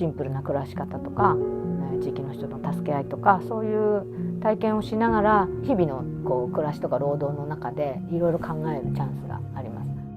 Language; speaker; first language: Japanese; native; Japanese